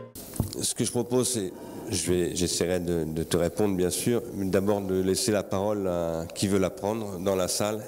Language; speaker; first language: French; native; French